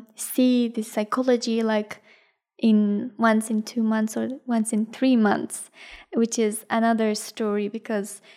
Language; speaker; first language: English; non-native, fluent; Persian